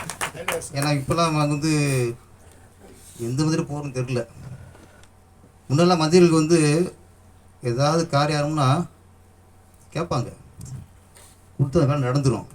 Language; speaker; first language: Tamil; native; Tamil